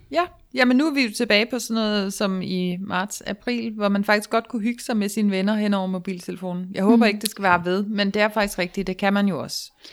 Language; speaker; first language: Danish; native; Danish